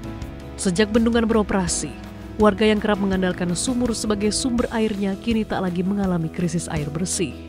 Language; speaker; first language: Indonesian; native; Indonesian